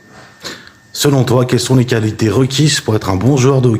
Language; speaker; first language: French; native; French